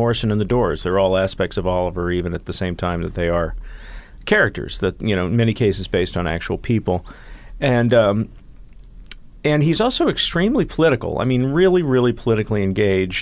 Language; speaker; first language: English; native; English